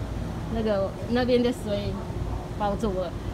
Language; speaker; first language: Chinese; non-native, learner; Filipino